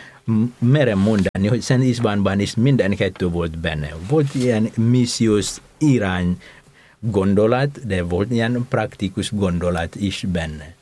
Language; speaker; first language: Hungarian; non-native, fluent; Indonesian